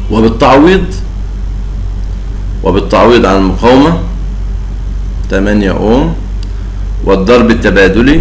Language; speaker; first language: Arabic; native; Arabic